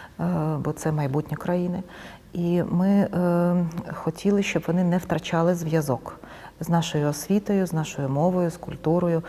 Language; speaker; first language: Ukrainian; non-native, local second language; Russian